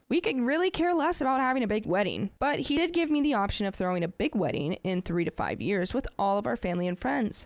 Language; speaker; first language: English; native; English